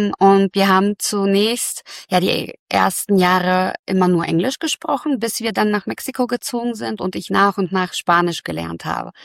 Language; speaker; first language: German; early bilingual, other home language; Russian